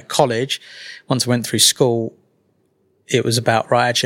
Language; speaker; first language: English; native; English